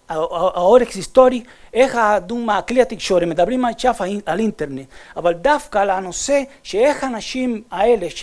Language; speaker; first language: Hebrew; non-native, fluent; Spanish